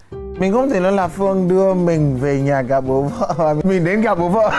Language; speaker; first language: Vietnamese; non-native, fluent; Yoruba